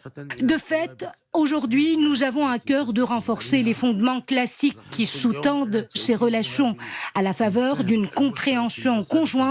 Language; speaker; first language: French; non-native, local second language; Arabic